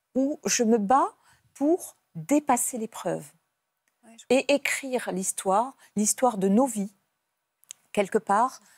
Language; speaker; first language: French; native; French